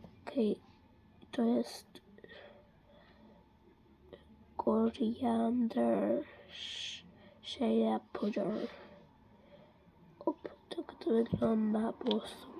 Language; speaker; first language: Polish; early bilingual, heritage; Dutch